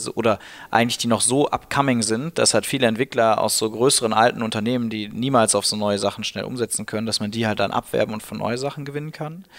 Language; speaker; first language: German; native; German